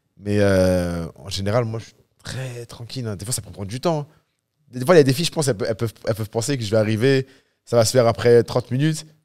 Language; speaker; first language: French; native; French